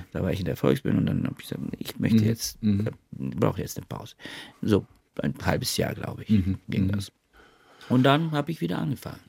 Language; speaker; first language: German; non-native, fluent; Bulgarian